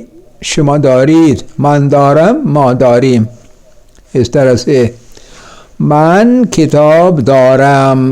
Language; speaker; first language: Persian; non-native, fluent; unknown